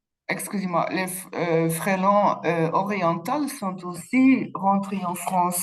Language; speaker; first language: French; non-native, local second language; Dutch